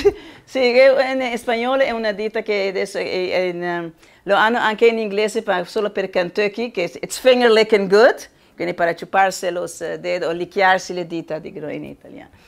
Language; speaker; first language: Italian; non-native, learner; Spanish